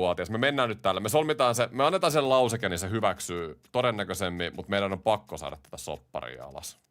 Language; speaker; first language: Finnish; native; Finnish